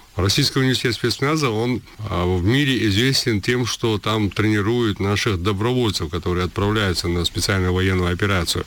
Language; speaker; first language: Russian; non-native, local second language; Chechen